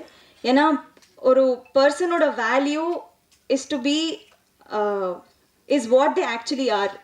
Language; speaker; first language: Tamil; non-native, learner; Telugu